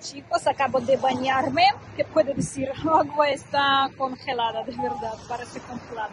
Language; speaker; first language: Spanish; non-native, learner; Russian